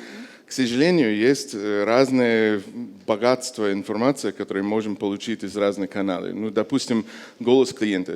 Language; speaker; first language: Russian; non-native, fluent; English